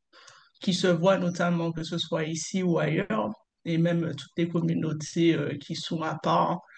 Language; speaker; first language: French; native; French